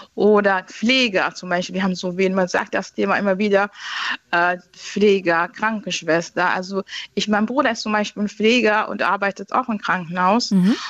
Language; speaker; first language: German; non-native, fluent; Tigrinya